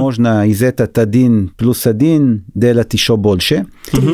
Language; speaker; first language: Russian; non-native, learner; Hebrew